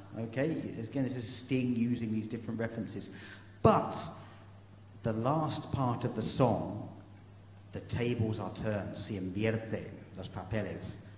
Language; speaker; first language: English; native; English